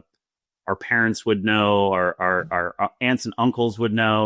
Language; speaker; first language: English; native; English